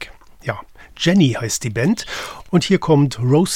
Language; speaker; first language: German; native; German